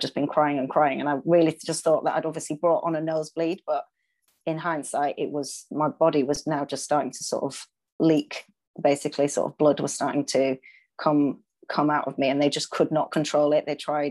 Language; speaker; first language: English; native; English